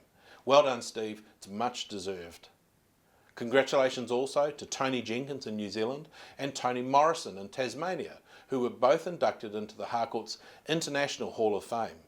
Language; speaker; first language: English; native; English